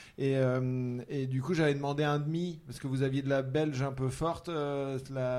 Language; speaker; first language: French; native; French